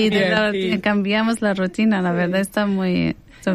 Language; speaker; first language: Spanish; non-native, learner; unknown